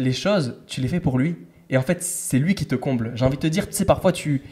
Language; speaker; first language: French; native; French